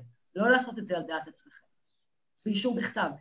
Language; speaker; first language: Hebrew; native; Hebrew